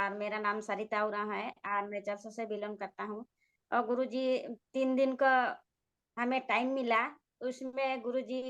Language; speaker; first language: Hindi; non-native, local second language; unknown